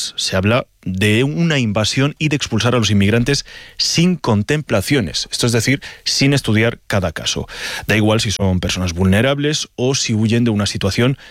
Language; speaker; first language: Spanish; native; Spanish